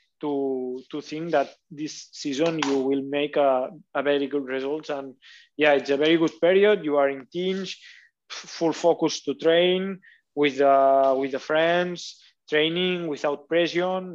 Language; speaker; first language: English; non-native, learner; Catalan